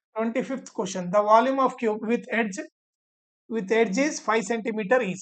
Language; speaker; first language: English; non-native, local second language; Kannada